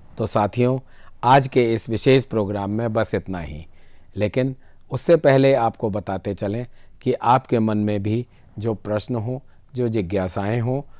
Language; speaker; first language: Hindi; native; Hindi